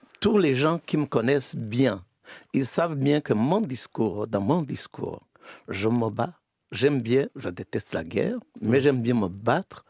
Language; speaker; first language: French; non-native, local second language; Kinyarwanda